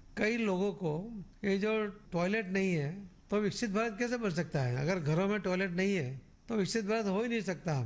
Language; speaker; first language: Hindi; non-native, local second language; Marathi